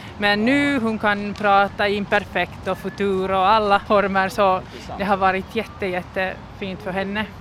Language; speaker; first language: Swedish; non-native, local second language; Finnish